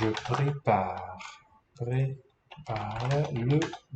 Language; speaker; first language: French; non-native, fluent; English